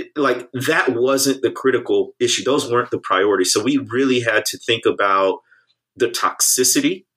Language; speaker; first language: English; native; English